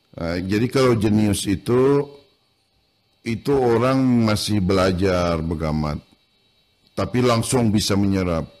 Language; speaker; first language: Indonesian; non-native, local second language; Banjar